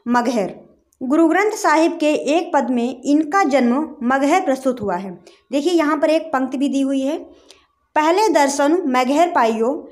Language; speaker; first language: Hindi; native; Hindi